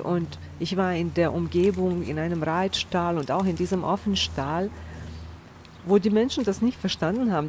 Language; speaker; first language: German; non-native, fluent; Bosnian